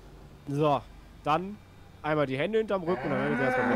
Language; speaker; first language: German; native; German